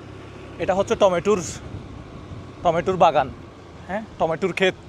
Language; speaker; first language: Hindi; non-native, learner; Bangla